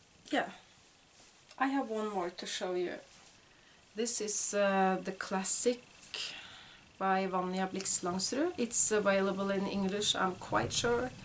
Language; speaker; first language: English; non-native, fluent; Norwegian